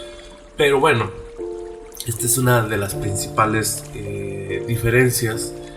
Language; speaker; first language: Spanish; native; Spanish